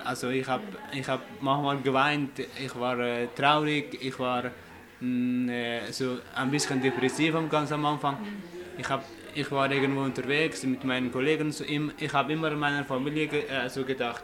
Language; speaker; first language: German; non-native, fluent; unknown